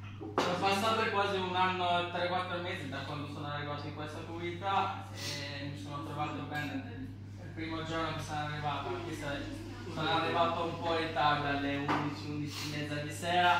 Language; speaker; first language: Italian; non-native, learner; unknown